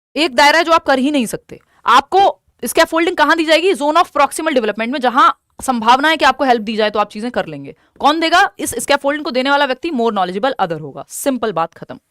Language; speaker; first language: Hindi; native; Hindi